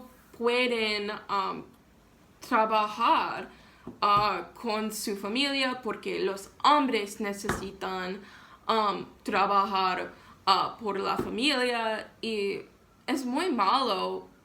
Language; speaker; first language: Spanish; non-native, learner; English